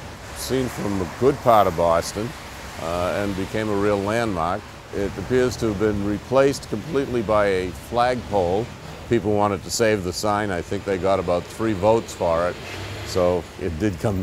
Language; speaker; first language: English; native; English